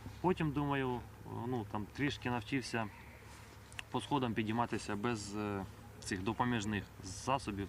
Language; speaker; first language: Ukrainian; native; Ukrainian